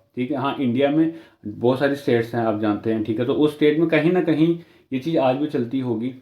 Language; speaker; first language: Hindi; native; Hindi